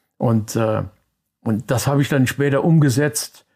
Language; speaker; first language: German; native; German